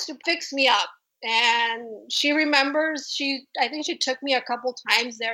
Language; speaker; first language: English; early bilingual, other home language; Spanish